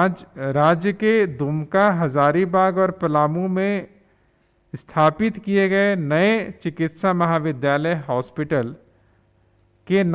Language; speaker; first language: Hindi; native; Hindi